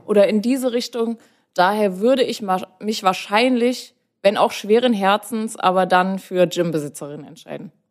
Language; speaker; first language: German; native; German